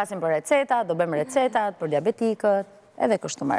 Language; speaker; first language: Albanian; native; Albanian